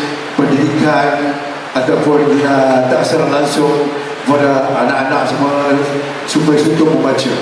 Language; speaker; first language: Malay; native; Malay